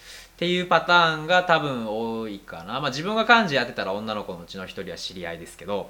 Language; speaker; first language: Japanese; native; Japanese